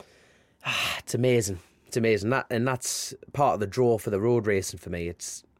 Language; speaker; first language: English; native; English